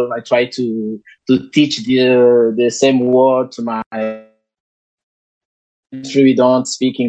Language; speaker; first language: English; non-native, learner; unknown